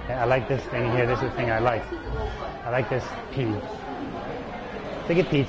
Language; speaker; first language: English; native; English